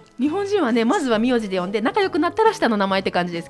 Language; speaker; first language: Japanese; native; Japanese